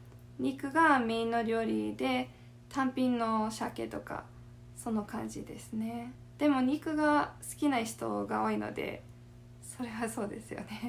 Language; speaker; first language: Japanese; non-native, fluent; English